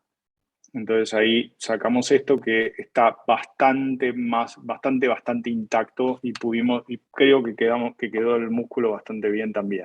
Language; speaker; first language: Spanish; native; Spanish